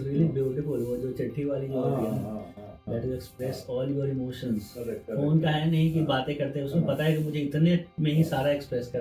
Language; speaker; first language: Hindi; native; Hindi